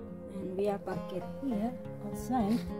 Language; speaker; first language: English; non-native, learner; Indonesian